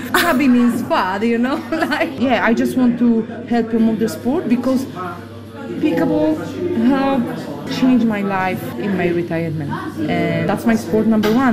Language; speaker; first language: English; non-native, fluent; Polish